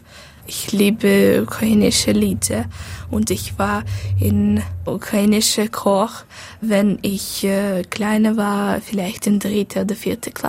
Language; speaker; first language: German; non-native, learner; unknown